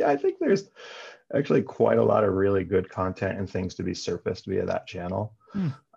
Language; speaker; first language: English; native; English